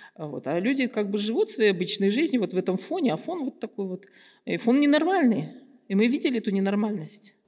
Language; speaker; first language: Russian; native; Russian